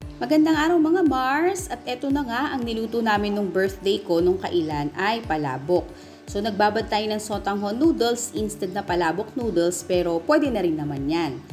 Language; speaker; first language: Filipino; non-native, local second language; Iloko